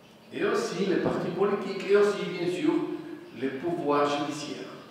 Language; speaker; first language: French; non-native, fluent; Spanish